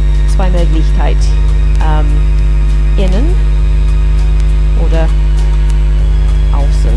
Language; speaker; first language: German; non-native, learner; English